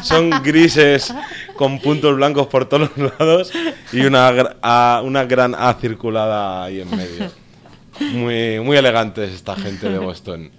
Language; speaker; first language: Spanish; native; Spanish